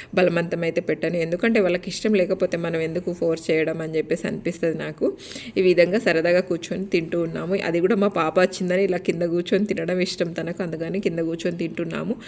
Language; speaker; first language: Telugu; native; Telugu